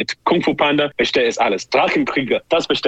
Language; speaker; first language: German; non-native, learner; English